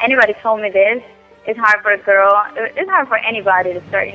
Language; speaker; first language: English; non-native, fluent; Spanish